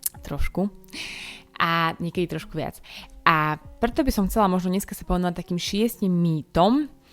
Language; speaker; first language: Slovak; native; Slovak